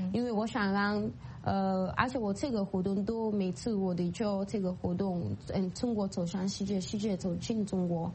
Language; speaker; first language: Chinese; non-native, fluent; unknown